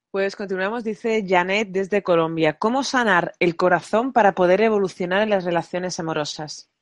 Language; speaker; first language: Spanish; native; Spanish